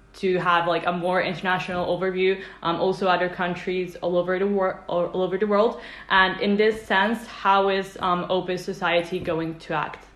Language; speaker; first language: English; non-native, fluent; Italian